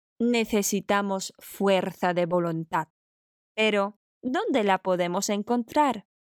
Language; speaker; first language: Spanish; non-native, fluent; Polish